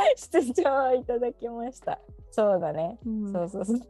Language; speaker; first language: Japanese; native; Japanese